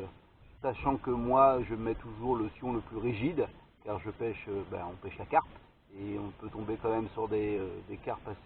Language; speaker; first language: French; native; French